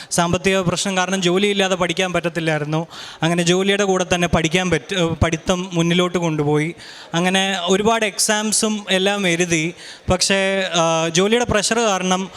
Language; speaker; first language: Malayalam; early bilingual, heritage; Malayalam